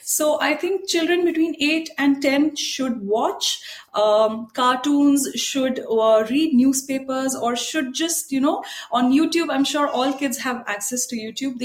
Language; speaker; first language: English; non-native, local second language; Tamil